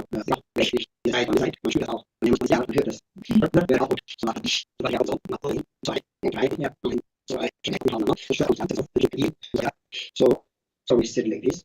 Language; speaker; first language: German; non-native, fluent; Tibetan